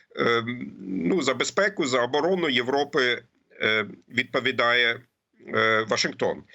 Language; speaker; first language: Ukrainian; non-native, fluent; German